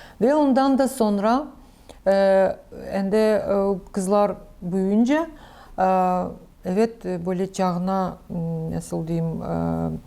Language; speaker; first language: Turkish; non-native, learner; Crimean Tatar